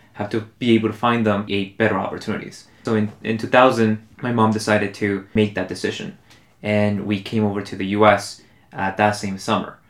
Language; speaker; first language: English; early bilingual, other home language; Spanish